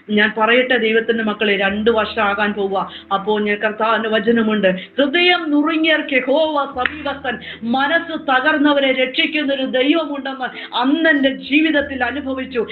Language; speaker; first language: Malayalam; native; Malayalam